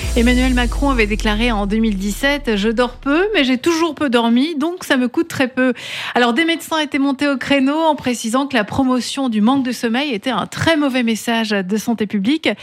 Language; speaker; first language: French; native; French